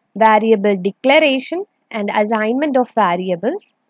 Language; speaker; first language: English; non-native, local second language; Malayalam